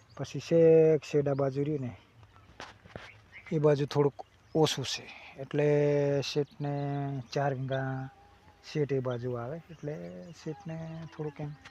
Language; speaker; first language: Gujarati; native; Gujarati